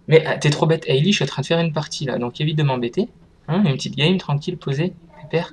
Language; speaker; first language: French; native; French